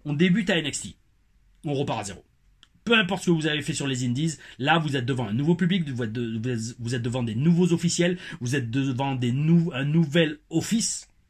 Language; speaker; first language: French; native; French